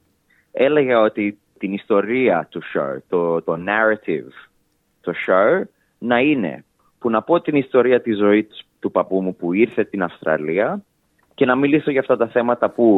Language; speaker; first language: Greek; early bilingual, heritage; English